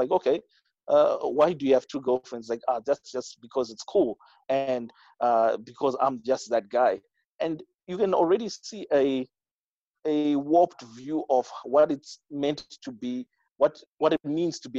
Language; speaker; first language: English; non-native, local second language; Shona